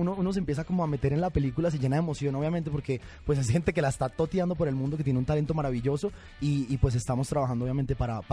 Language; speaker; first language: Spanish; native; Spanish